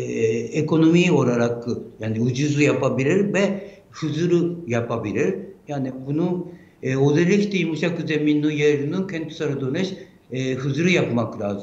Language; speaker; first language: Turkish; non-native, fluent; Japanese